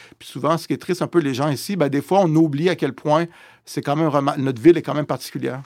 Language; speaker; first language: French; native; French